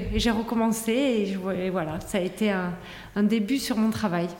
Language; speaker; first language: French; native; French